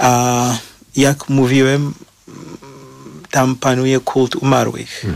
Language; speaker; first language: Polish; non-native, fluent; Shona